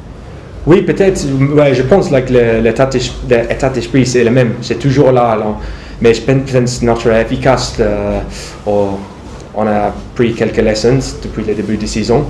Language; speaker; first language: French; non-native, fluent; English